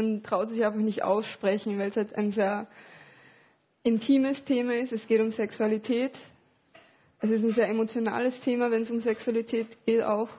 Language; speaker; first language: German; native; German